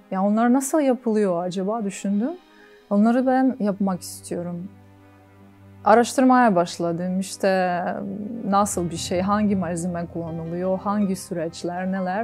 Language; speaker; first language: Turkish; non-native, fluent; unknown